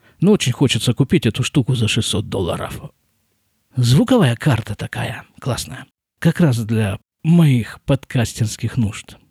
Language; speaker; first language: Russian; native; Russian